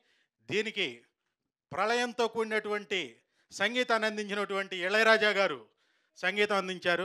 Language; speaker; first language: Telugu; native; Telugu